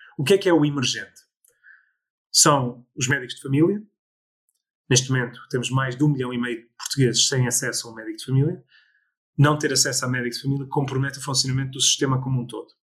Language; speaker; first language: Portuguese; early bilingual, other home language; English